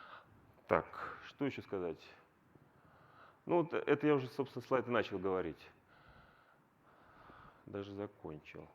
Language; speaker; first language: Russian; native; Russian